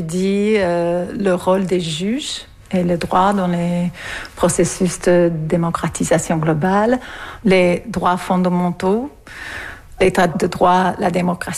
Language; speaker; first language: French; non-native, fluent; English